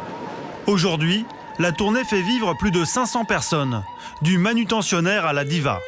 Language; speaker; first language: French; native; French